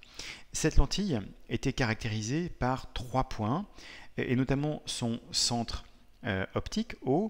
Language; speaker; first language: French; native; French